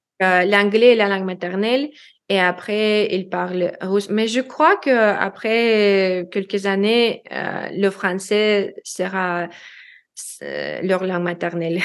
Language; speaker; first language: French; non-native, learner; Russian